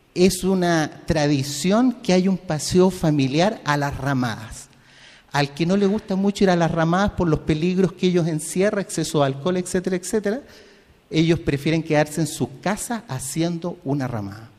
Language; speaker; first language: Spanish; native; Spanish